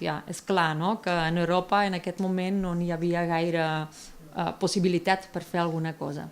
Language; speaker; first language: Catalan; non-native, fluent; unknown